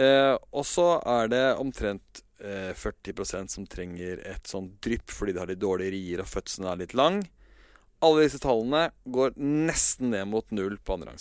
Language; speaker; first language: Norwegian; native; Norwegian